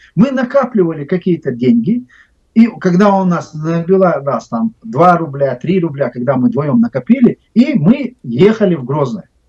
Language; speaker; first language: Russian; non-native, local second language; Chechen